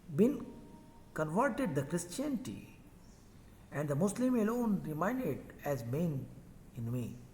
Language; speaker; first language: English; non-native, local second language; Hindi